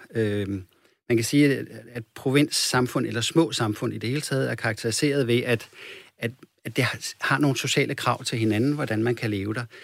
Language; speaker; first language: Danish; native; Danish